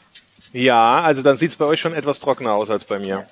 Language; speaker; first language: German; native; German